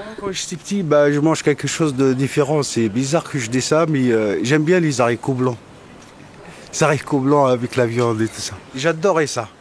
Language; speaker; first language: French; non-native, local second language; Arabic